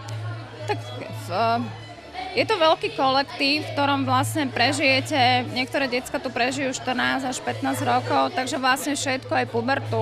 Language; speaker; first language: Slovak; native; Slovak